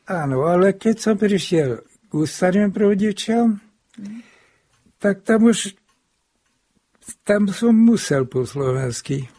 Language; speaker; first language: Slovak; early bilingual, heritage; Hungarian